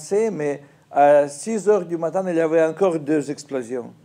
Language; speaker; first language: French; non-native, fluent; Russian